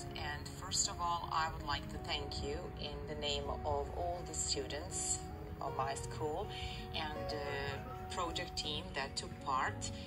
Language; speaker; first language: English; non-native, fluent; Serbian